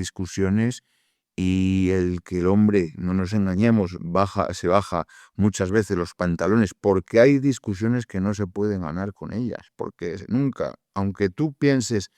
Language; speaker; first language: Spanish; native; Spanish